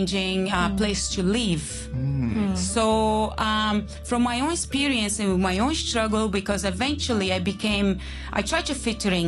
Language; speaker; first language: English; non-native, fluent; Portuguese